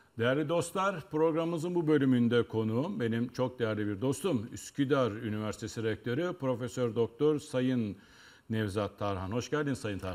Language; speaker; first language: Turkish; native; Turkish